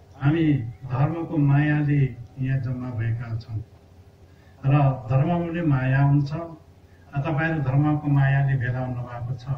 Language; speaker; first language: Nepali; non-native, local second language; Limbu